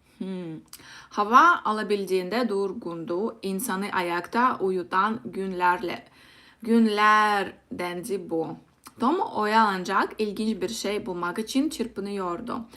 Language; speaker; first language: Turkish; non-native, learner; Russian